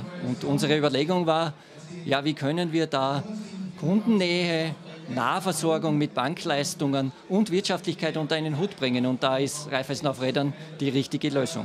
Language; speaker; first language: German; native; German